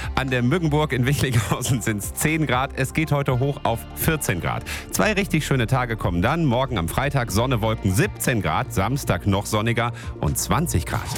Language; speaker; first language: German; native; German